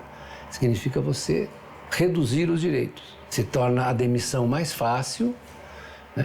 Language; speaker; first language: Portuguese; native; Portuguese